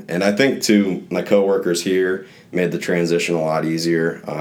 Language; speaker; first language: English; native; English